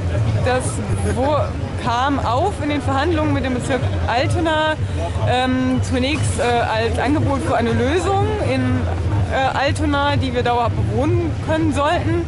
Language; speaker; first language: German; native; German